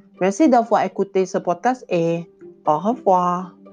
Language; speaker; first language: French; non-native, learner; Indonesian